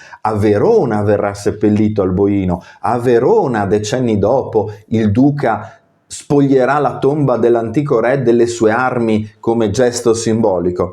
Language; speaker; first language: Italian; native; Italian